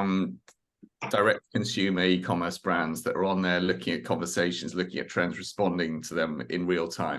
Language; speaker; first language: English; native; English